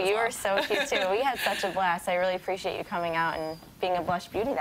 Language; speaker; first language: English; native; English